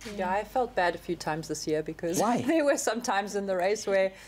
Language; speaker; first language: English; native; English